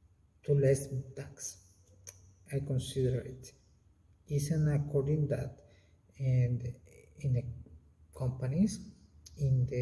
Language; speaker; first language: English; non-native, learner; Spanish